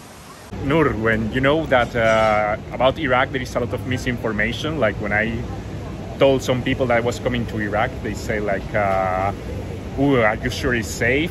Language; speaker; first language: English; non-native, fluent; Spanish